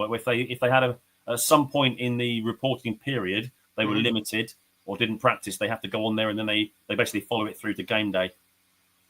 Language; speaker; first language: English; native; English